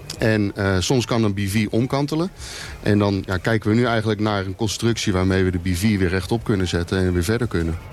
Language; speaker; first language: Dutch; native; Dutch